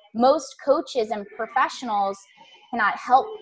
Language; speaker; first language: English; native; English